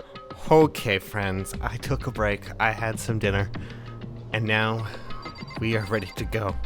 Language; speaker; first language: English; native; English